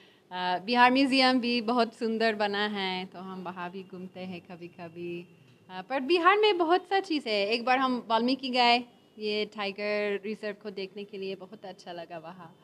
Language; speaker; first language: Hindi; non-native, learner; English